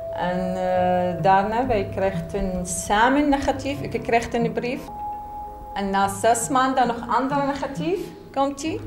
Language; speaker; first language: Dutch; non-native, learner; Arabic